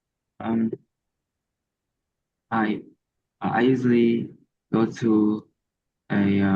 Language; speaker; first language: English; non-native, learner; Vietnamese